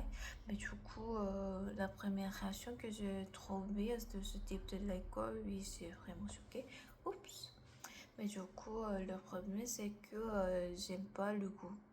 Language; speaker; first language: French; non-native, learner; Korean